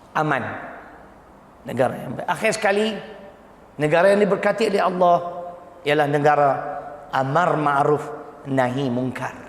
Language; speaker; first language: Malay; native; Malay